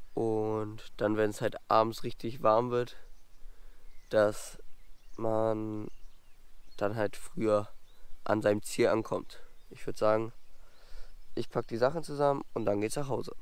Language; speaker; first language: German; native; German